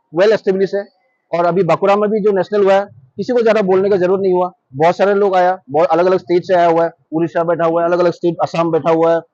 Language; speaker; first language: Hindi; non-native, local second language; Bangla